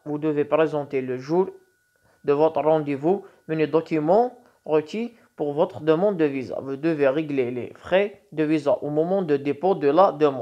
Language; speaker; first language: French; non-native, local second language; Arabic